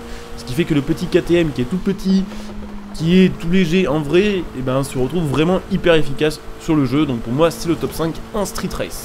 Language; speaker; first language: French; native; French